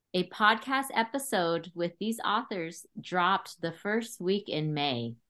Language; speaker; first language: English; early bilingual, other home language; Khmer